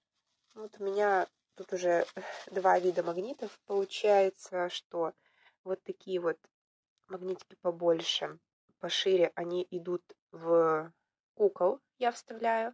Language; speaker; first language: Russian; native; Russian